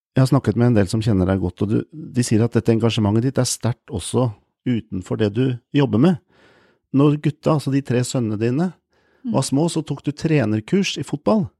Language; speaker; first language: Norwegian; native; Norwegian